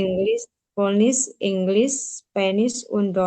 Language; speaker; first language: German; non-native, learner; Indonesian